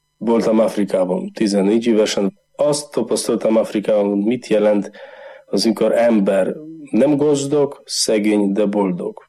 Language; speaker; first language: Hungarian; non-native, learner; Polish